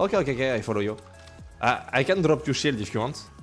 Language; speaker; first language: English; non-native, learner; French